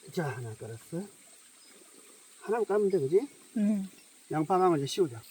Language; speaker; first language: Korean; native; Korean